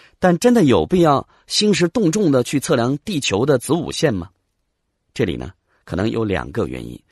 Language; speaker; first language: Chinese; native; Chinese